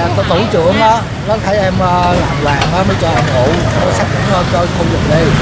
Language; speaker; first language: Vietnamese; non-native, local second language; Chinese